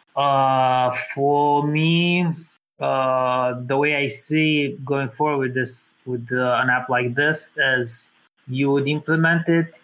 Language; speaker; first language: English; non-native, fluent; Romanian